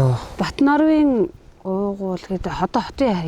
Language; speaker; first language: Mongolian; native; Mongolian